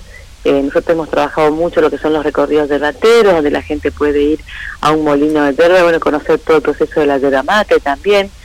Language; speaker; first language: Spanish; native; Spanish